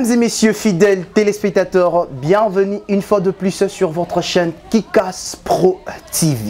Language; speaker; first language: French; non-native, local second language; Lingala